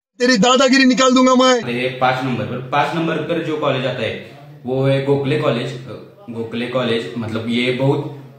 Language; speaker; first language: Hindi; non-native, local second language; Marathi